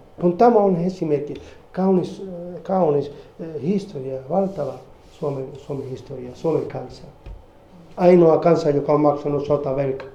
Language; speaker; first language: Finnish; non-native, fluent; Spanish